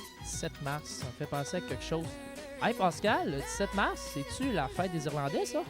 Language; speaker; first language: French; native; French